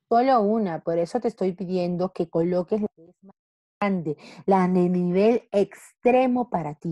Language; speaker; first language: Spanish; native; Spanish